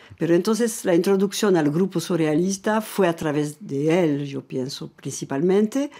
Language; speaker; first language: Spanish; non-native, fluent; French